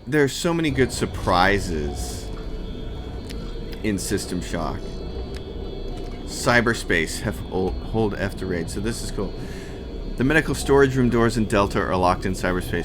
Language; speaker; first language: English; native; English